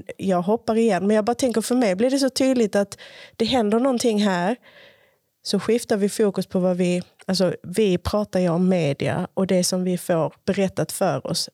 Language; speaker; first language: Swedish; early bilingual, other home language; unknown